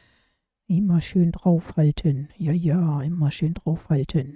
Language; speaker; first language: German; native; German